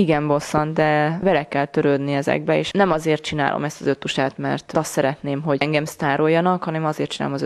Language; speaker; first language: Hungarian; native; Hungarian